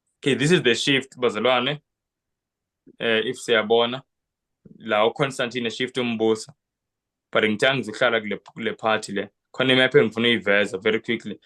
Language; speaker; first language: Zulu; non-native, local second language; Xhosa